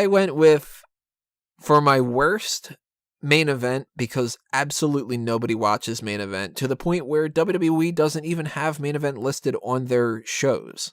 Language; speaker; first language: English; native; English